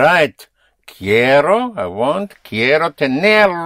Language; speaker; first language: Spanish; non-native, fluent; English